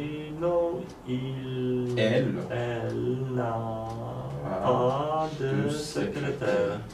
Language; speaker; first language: French; non-native, learner; Polish